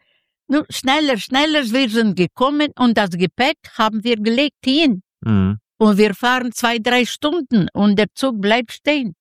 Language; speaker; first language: German; non-native, learner; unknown